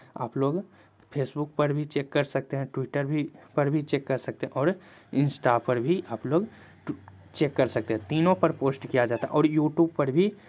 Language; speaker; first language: Hindi; native; Hindi